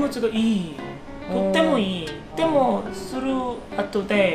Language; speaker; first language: Japanese; non-native, learner; Korean